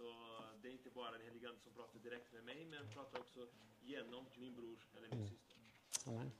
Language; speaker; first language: Swedish; non-native, fluent; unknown